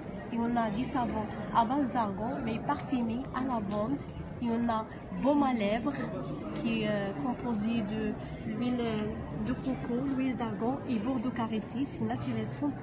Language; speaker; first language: French; non-native, local second language; Arabic